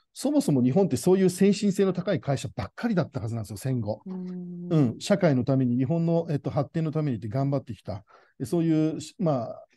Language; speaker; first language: Japanese; native; Japanese